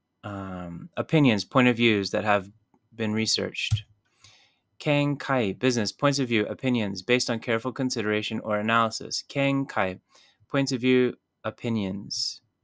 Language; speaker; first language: English; native; English